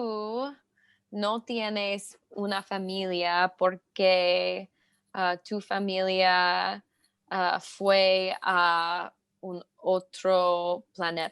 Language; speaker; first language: Spanish; non-native, learner; English